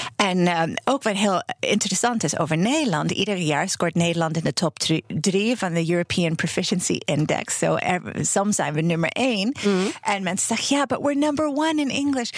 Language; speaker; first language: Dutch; non-native, fluent; English